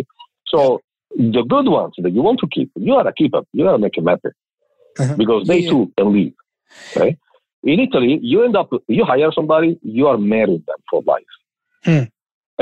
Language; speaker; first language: English; non-native, fluent; Italian